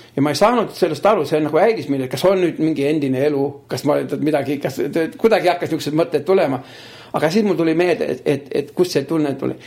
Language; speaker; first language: Estonian; early bilingual, heritage; Estonian